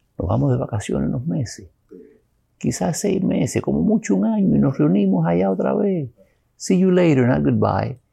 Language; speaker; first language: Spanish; early bilingual, other home language; English